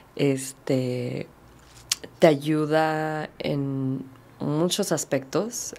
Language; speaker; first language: Spanish; early bilingual, heritage; Spanish